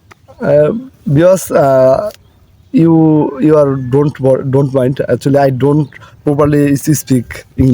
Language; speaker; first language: English; non-native, learner; Bangla